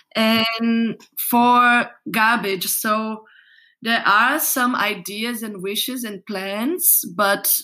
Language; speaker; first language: English; non-native, fluent; Portuguese